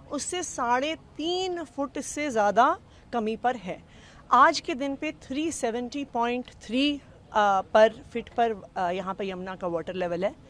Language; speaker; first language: Hindi; native; Hindi